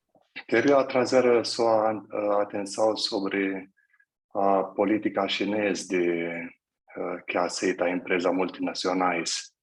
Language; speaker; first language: Portuguese; non-native, fluent; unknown